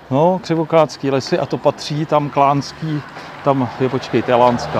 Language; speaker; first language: Czech; native; Czech